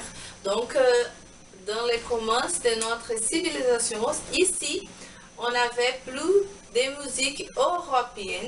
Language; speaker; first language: French; non-native, learner; Portuguese